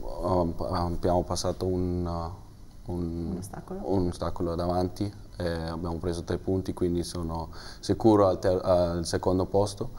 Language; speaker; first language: Italian; non-native, learner; German